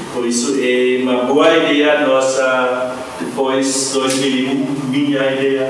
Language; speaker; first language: Portuguese; non-native, fluent; German